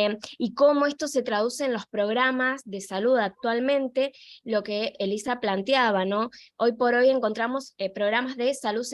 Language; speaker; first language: Spanish; native; Spanish